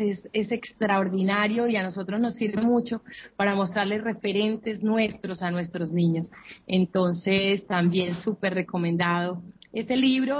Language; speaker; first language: Spanish; native; Spanish